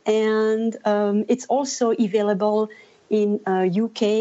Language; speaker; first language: English; non-native, fluent; French